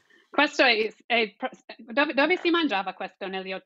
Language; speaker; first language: Italian; non-native, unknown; English